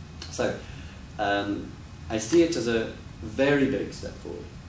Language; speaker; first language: English; native; English